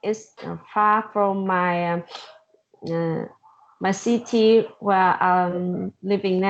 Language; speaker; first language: English; non-native, learner; Vietnamese